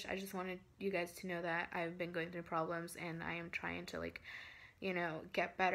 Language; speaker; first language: English; native; English